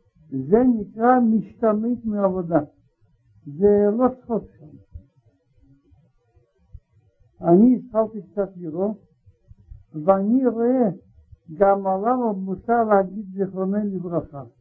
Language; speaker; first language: Hebrew; non-native, learner; Russian